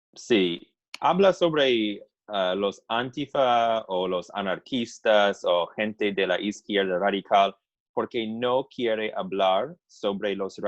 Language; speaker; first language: Spanish; non-native, fluent; English